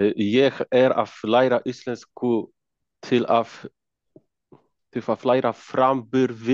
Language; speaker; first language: Icelandic; non-native, learner; Polish